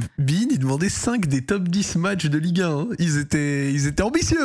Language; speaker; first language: French; native; French